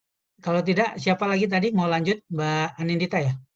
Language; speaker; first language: Indonesian; native; Indonesian